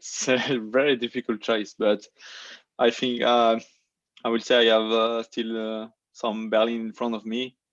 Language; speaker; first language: English; non-native, learner; French